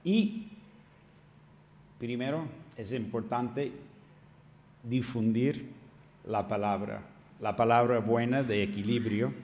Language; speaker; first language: Spanish; non-native, fluent; English